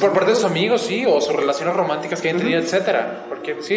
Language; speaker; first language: Spanish; native; Spanish